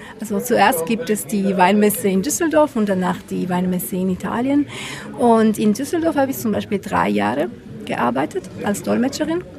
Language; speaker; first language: German; non-native, fluent; Italian